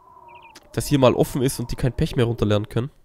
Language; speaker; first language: German; native; German